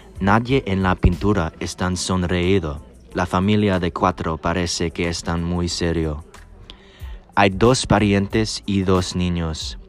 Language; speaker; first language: Spanish; non-native, learner; English